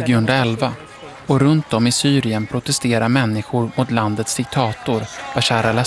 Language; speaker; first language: Swedish; native; Swedish